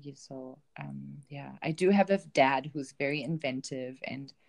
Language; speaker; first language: English; non-native, fluent; German